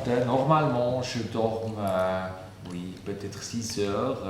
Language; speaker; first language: French; non-native, fluent; German